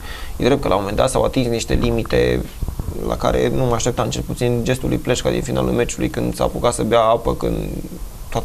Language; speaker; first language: Romanian; native; Romanian